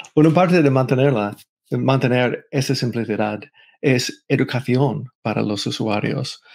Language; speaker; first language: Spanish; non-native, fluent; English